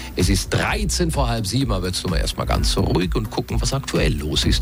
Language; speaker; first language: German; native; German